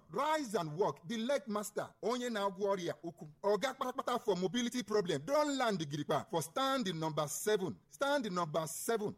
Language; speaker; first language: Nigerian Pidgin; non-native, local second language; Igbo